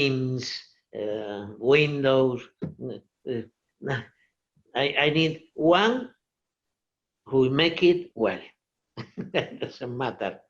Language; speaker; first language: English; non-native, learner; Portuguese